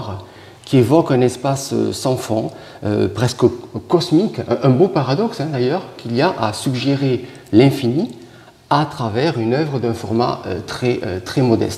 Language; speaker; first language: French; native; French